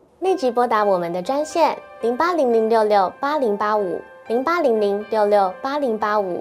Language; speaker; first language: Chinese; native; Chinese